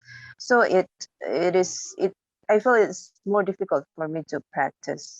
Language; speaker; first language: English; non-native, fluent; Thai